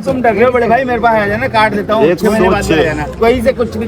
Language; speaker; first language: Hindi; native; Hindi